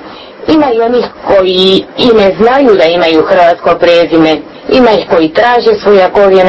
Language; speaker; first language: Croatian; early bilingual, heritage; Croatian